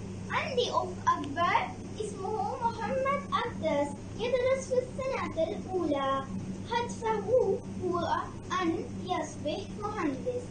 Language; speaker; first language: Arabic; non-native, learner; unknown